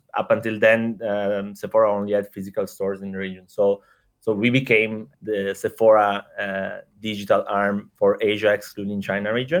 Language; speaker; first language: English; non-native, fluent; Italian